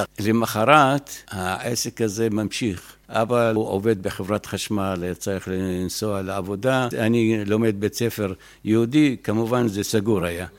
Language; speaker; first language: Hebrew; non-native, fluent; Arabic